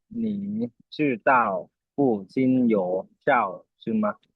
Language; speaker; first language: Chinese; non-native, learner; Lao